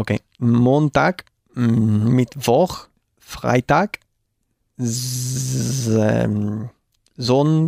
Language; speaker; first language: German; non-native, learner; Spanish